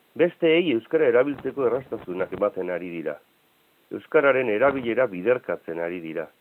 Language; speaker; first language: Basque; native; Basque